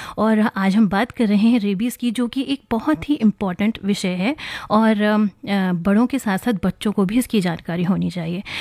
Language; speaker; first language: Hindi; native; Hindi